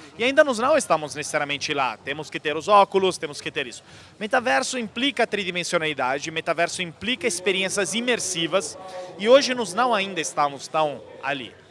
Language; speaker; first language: Portuguese; non-native, fluent; Italian